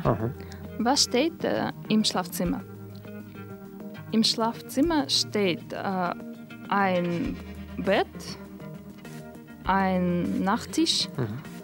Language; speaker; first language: German; non-native, learner; Russian